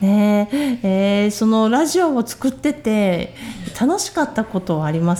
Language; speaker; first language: Japanese; native; Japanese